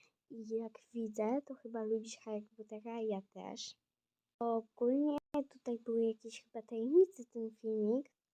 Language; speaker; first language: Polish; non-native, fluent; Ukrainian